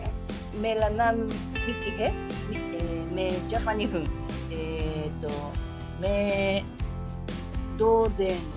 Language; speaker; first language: Hindi; non-native, learner; Japanese